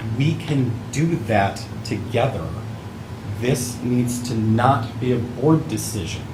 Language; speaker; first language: English; early bilingual, other home language; Italian